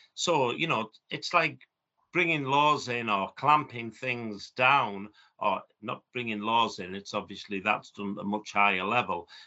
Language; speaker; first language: English; native; English